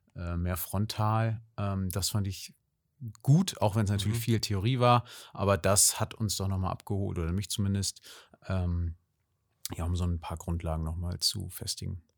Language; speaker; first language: German; native; German